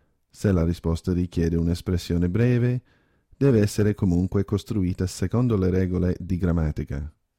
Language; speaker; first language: Italian; native; Italian